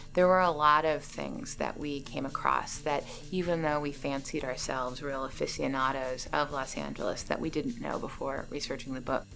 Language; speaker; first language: English; native; English